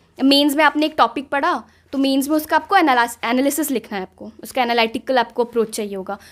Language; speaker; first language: Hindi; non-native, local second language; Assamese